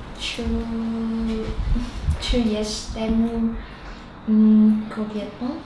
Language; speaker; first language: Polish; non-native, learner; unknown